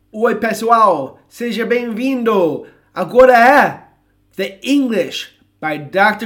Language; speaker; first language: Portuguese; non-native, fluent; English